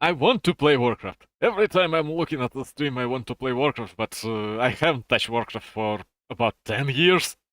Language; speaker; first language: English; non-native, fluent; Russian